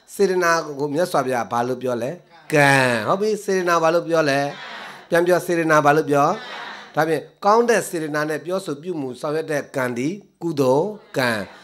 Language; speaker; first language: Burmese; native; Burmese